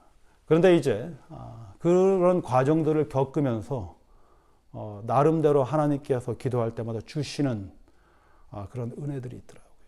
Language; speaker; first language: Korean; native; Korean